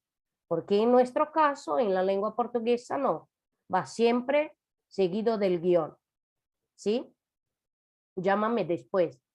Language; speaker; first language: Spanish; non-native, fluent; Portuguese